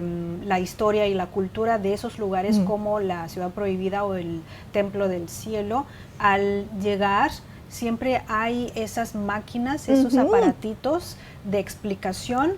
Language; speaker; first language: Spanish; non-native, fluent; Chinese